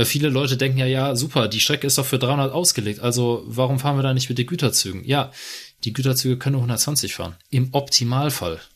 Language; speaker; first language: German; native; German